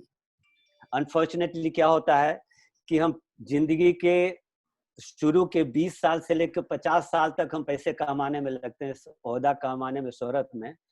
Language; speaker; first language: Hindi; native; Hindi